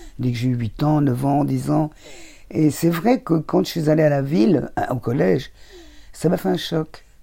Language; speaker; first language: French; native; French